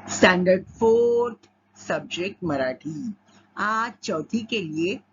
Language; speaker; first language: Hindi; non-native, local second language; Marathi